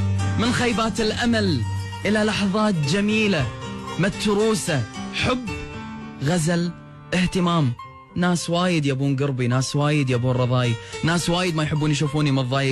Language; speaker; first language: Arabic; native; Arabic